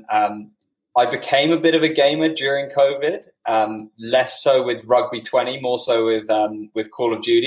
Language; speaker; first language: English; native; English